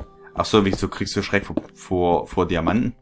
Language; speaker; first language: German; native; German